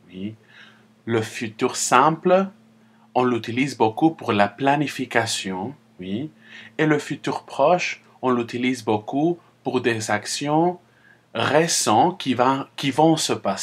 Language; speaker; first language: French; non-native, fluent; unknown